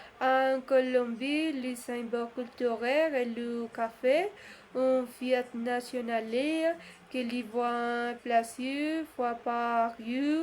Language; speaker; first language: French; non-native, learner; Spanish